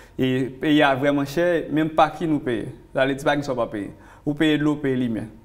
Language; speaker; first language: French; non-native, local second language; Haitian Creole